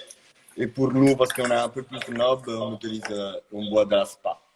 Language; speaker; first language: French; non-native, fluent; Italian